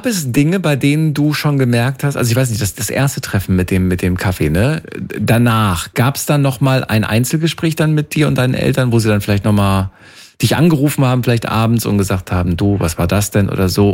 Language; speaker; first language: German; native; German